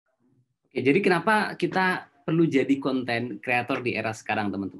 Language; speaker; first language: Indonesian; native; Indonesian